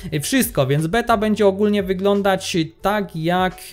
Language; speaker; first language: Polish; native; Polish